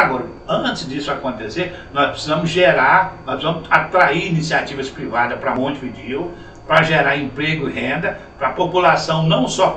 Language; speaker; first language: Portuguese; native; Portuguese